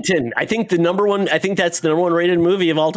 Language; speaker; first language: English; native; English